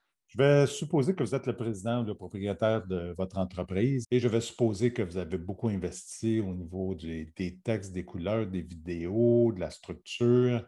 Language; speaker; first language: French; native; French